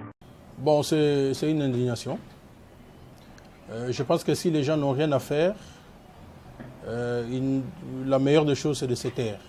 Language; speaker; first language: French; non-native, local second language; Lingala